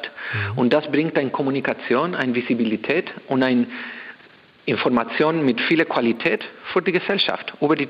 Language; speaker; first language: German; non-native, learner; Spanish